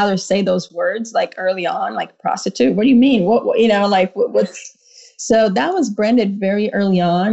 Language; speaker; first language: English; non-native, fluent; Portuguese